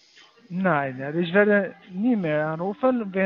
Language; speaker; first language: German; non-native, learner; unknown